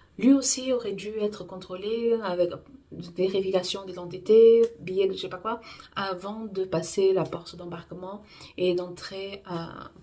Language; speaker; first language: French; non-native, fluent; Portuguese